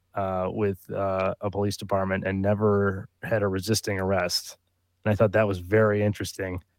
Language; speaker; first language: English; native; English